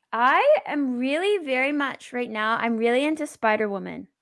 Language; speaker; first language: English; native; English